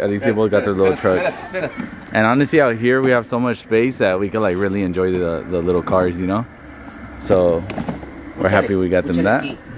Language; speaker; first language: English; early bilingual, other home language; Spanish